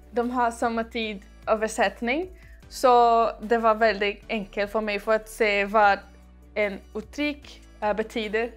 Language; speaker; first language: Swedish; non-native, learner; Portuguese